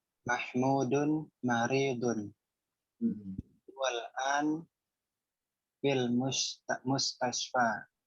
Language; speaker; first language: Arabic; non-native, learner; Indonesian